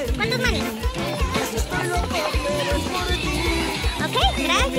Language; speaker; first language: Spanish; early bilingual, heritage; English